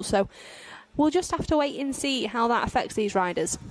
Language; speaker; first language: English; native; English